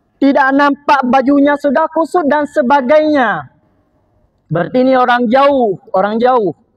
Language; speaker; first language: Malay; non-native, local second language; Achinese